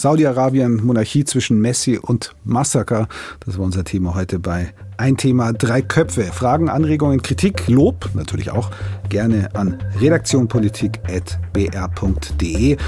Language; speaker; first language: German; native; German